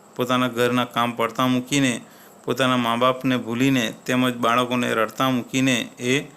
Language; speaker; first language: Hindi; non-native, local second language; Gujarati